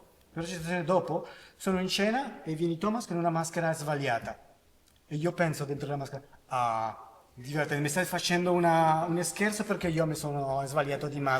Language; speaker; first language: Italian; non-native, learner; Spanish